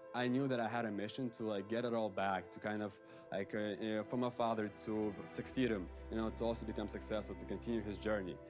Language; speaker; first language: English; early bilingual, other home language; Ukrainian